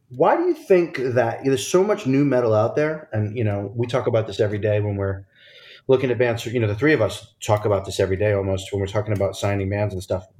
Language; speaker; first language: English; native; English